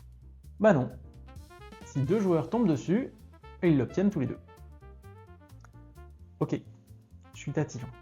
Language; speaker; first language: French; native; French